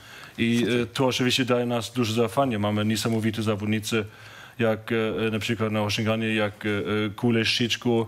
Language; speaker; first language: Polish; non-native, learner; German